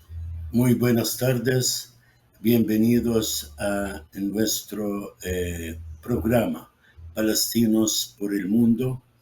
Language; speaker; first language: Spanish; non-native, fluent; Arabic